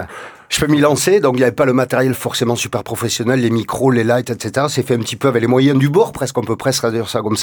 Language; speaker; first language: French; native; French